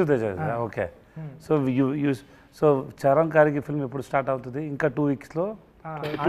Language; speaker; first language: Telugu; non-native, learner; Tamil